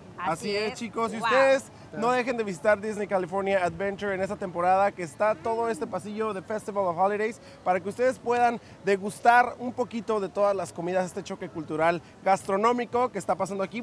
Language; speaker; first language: Spanish; native; Spanish